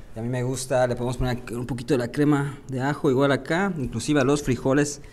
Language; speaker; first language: Spanish; early bilingual, heritage; Spanish